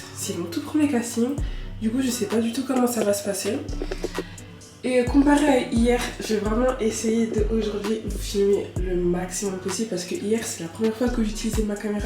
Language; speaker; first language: French; native; French